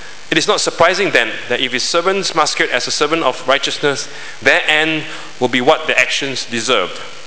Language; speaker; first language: English; non-native, local second language; Chinese